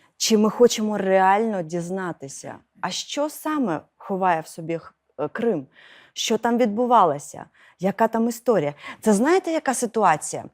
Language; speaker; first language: Ukrainian; non-native, local second language; Russian